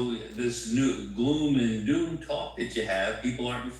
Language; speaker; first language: English; native; English